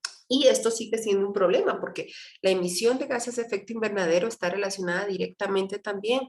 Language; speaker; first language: Spanish; native; Spanish